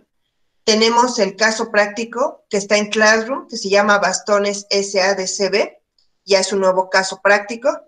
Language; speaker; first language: Spanish; native; Spanish